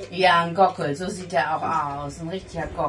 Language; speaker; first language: German; native; German